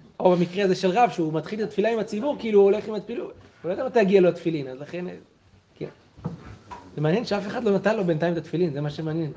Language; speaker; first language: Hebrew; native; Hebrew